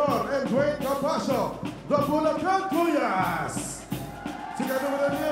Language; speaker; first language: English; non-native, local second language; Filipino